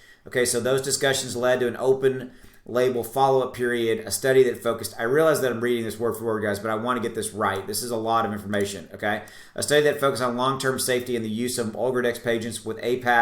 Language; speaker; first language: English; native; English